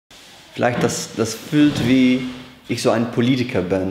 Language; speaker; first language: German; non-native, learner; Dutch